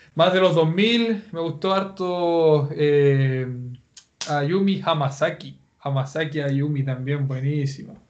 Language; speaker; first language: Spanish; native; Spanish